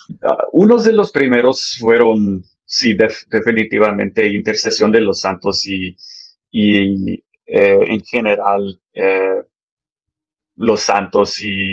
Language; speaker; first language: Spanish; early bilingual, heritage; English